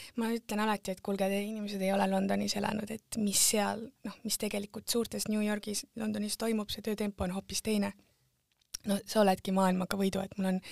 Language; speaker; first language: Estonian; native; Estonian